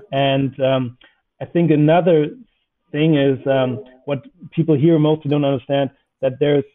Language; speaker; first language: English; non-native, fluent; German